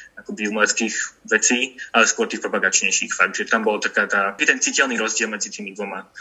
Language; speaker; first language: Slovak; non-native, local second language; Hungarian